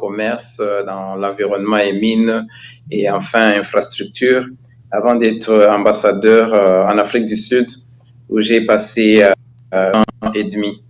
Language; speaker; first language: French; non-native, local second language; Kinyarwanda